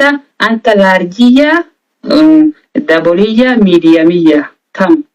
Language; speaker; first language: Arabic; non-native, learner; Oromo